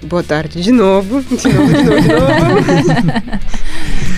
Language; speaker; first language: Portuguese; non-native, fluent; Russian